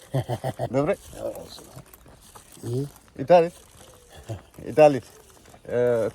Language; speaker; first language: English; non-native, learner; Nepali